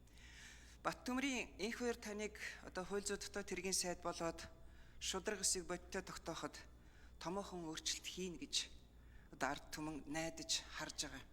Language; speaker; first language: Mongolian; native; Mongolian